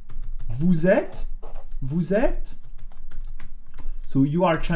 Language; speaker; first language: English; non-native, fluent; French